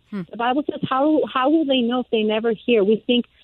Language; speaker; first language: English; early bilingual, other home language; Persian